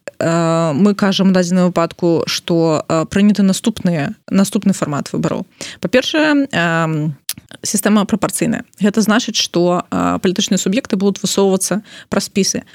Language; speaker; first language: Belarusian; non-native, local second language; Russian